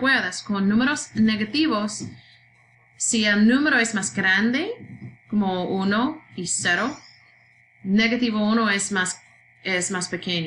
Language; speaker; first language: Spanish; non-native, learner; English